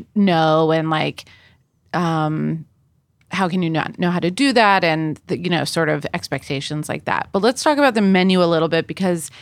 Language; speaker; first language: English; native; English